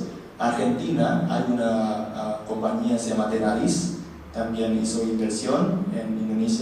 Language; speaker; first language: Spanish; non-native, learner; Indonesian